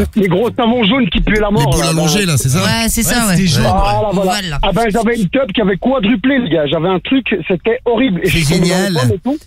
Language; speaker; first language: French; native; French